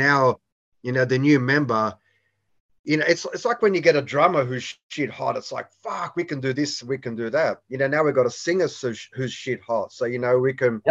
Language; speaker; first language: English; native; English